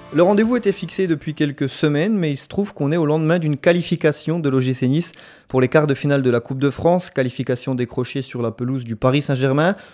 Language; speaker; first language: French; native; French